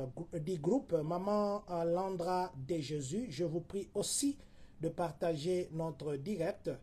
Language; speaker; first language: French; non-native, local second language; Lingala